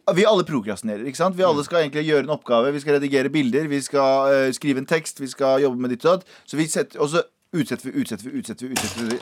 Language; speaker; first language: Norwegian; early bilingual, other home language; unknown